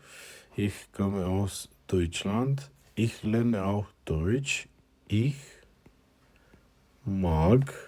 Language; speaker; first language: German; non-native, fluent; Romanian